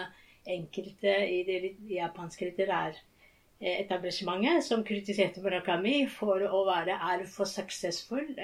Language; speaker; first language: Norwegian; non-native, fluent; Japanese